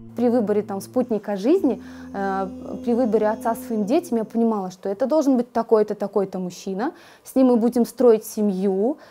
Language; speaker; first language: Russian; native; Russian